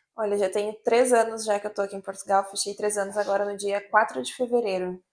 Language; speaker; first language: Portuguese; native; Portuguese